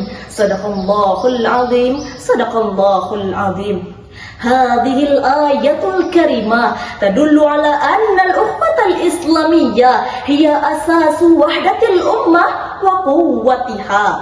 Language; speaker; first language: Arabic; non-native, learner; Indonesian